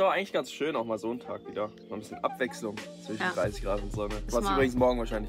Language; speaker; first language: German; native; German